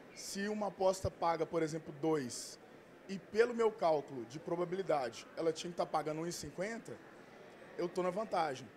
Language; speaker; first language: Portuguese; native; Portuguese